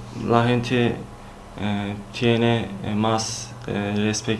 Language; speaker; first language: Spanish; non-native, learner; Turkish